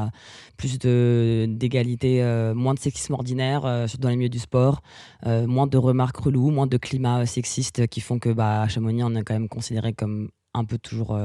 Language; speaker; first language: French; native; French